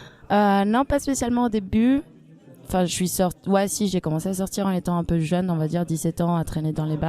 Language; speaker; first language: French; non-native, fluent; Spanish